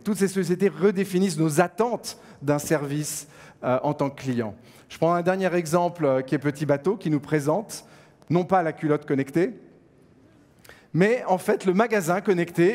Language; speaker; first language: French; native; French